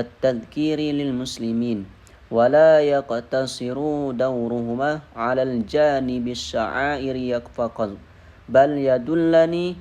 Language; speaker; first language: Arabic; non-native, learner; Indonesian